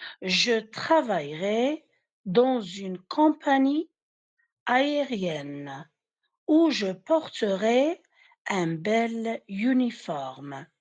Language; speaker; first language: French; non-native, fluent; Arabic